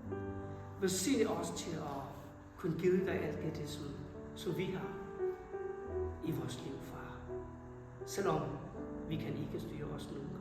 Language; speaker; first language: Danish; non-native, fluent; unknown